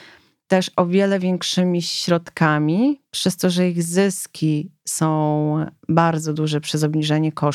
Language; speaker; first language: Polish; native; Polish